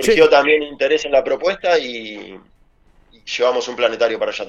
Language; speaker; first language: Spanish; native; Spanish